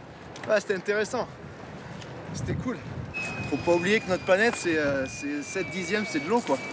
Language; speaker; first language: French; native; French